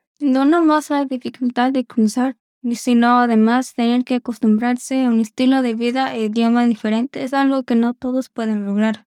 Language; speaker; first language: Spanish; early bilingual, heritage; Spanish